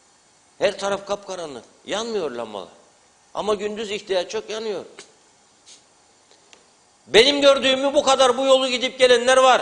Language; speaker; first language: Turkish; native; Turkish